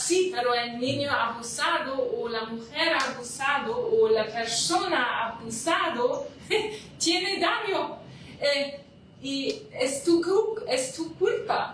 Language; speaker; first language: Spanish; non-native, learner; German